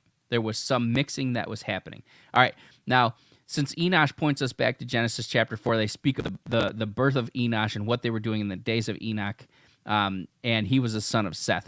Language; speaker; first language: English; native; English